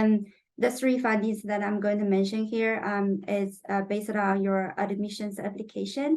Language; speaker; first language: English; non-native, fluent; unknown